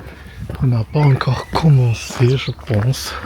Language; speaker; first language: French; non-native, fluent; Indonesian